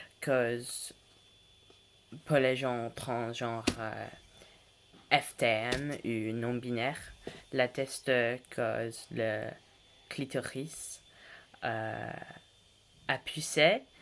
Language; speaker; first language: French; non-native, learner; English